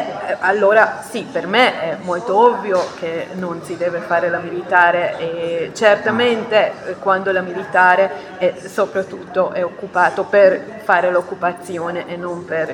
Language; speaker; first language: Italian; non-native, fluent; Hebrew